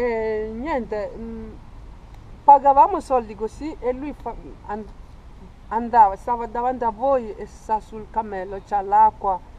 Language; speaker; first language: Italian; non-native, fluent; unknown